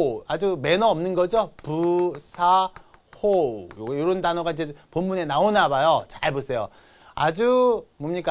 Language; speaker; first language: Korean; native; Korean